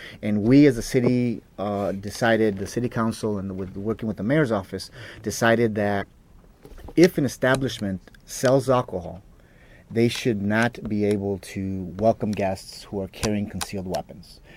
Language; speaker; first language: English; early bilingual, other home language; Spanish